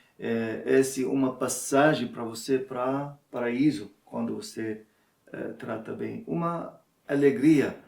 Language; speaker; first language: Portuguese; non-native, learner; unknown